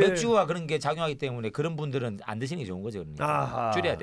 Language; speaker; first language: Korean; native; Korean